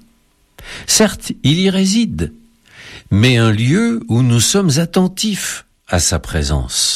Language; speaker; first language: French; native; French